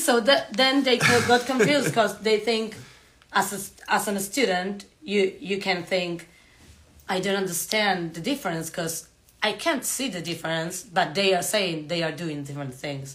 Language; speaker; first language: English; non-native, fluent; Spanish